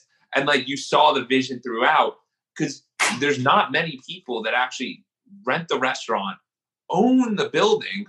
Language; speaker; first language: English; native; English